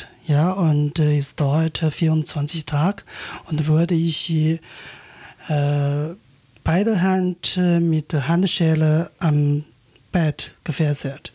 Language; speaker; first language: German; non-native, learner; Chinese